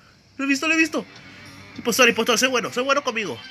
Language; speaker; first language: Spanish; native; Spanish